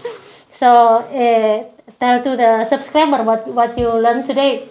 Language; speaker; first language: English; non-native, learner; Indonesian